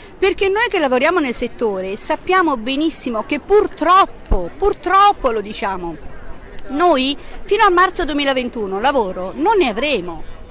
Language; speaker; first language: Italian; native; Italian